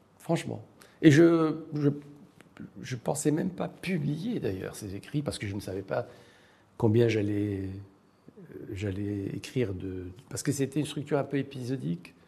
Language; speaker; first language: French; non-native, local second language; Arabic